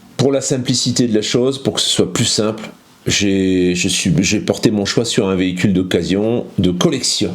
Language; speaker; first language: French; native; French